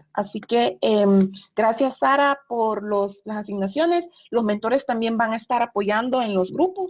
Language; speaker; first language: Spanish; native; Spanish